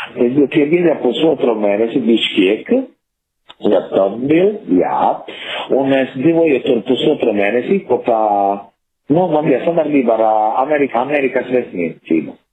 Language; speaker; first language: Latvian; non-native, fluent; Italian